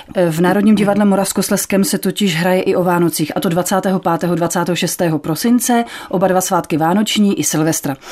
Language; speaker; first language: Czech; native; Czech